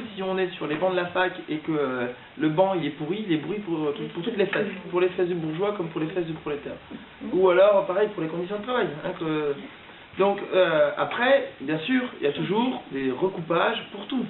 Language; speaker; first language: French; native; French